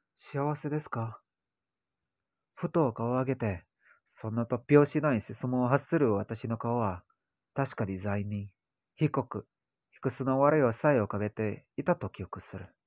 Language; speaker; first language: Japanese; non-native, learner; Indonesian